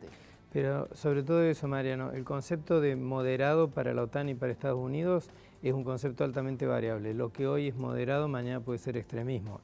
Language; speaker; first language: Spanish; native; Spanish